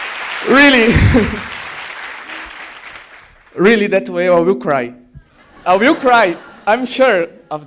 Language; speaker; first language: English; non-native, learner; Portuguese